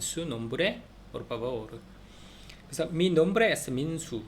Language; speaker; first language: Spanish; non-native, learner; Korean